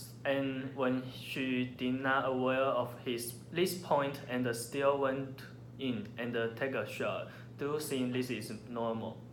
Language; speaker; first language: English; non-native, learner; Chinese